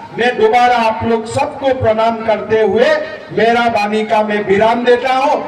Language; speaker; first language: Hindi; non-native, local second language; Assamese